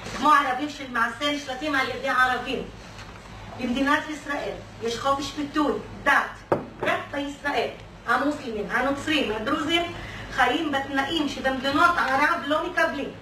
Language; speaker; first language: Hebrew; non-native, local second language; Arabic